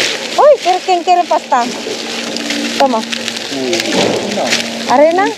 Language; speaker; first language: Spanish; non-native, fluent; Filipino